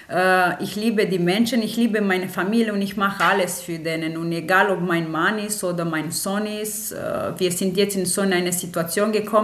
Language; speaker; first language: German; non-native, fluent; Romanian